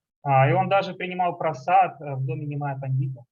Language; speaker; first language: Russian; native; Russian